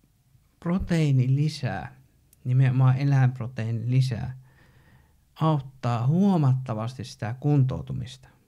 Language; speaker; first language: Finnish; native; Finnish